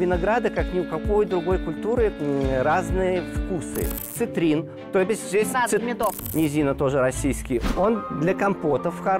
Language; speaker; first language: Russian; native; Russian